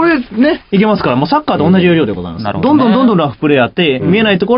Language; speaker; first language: Japanese; native; Japanese